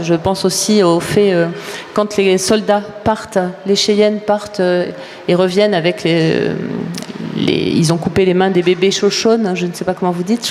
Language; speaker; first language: French; native; French